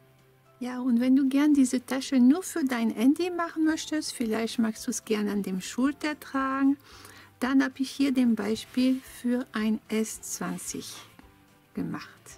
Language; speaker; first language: German; non-native, fluent; French